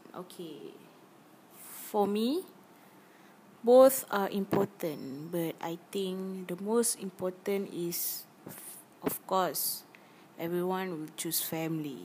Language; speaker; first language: English; non-native, learner; Malay